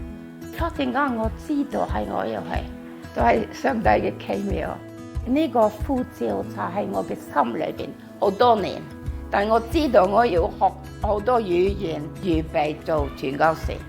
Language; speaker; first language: Cantonese; non-native, fluent; Norwegian